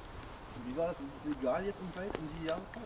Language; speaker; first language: German; native; German